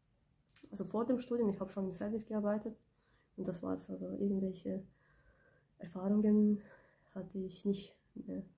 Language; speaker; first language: German; early bilingual, other home language; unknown